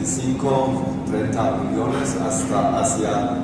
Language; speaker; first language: Spanish; non-native, fluent; German